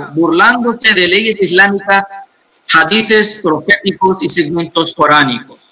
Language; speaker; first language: Spanish; non-native, fluent; Arabic